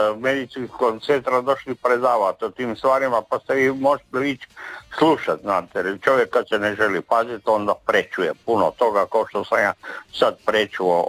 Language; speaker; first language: Serbian; native; Serbian